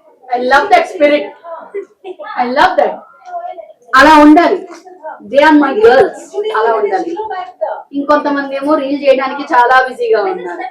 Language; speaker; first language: Telugu; non-native, local second language; Bangla